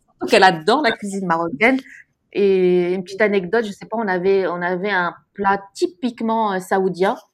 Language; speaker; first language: French; non-native, local second language; Arabic